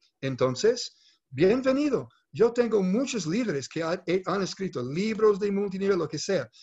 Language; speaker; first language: Spanish; non-native, fluent; English